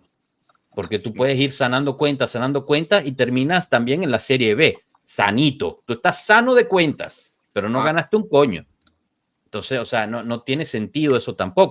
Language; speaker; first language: Spanish; native; Spanish